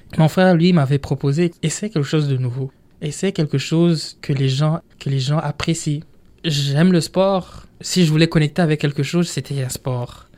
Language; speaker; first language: French; non-native, local second language; Rundi